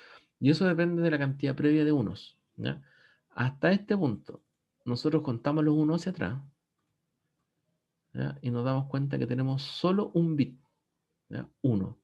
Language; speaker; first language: Spanish; native; Spanish